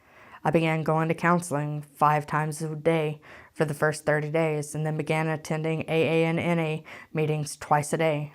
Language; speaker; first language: English; native; English